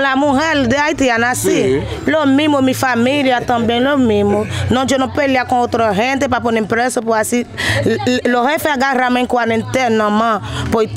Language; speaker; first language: Spanish; non-native, learner; Haitian Creole